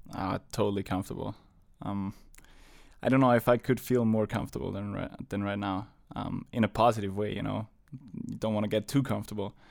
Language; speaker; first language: English; non-native, fluent; German